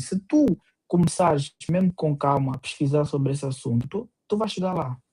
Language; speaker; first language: Portuguese; native; Portuguese